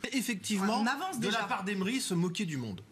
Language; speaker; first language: French; native; French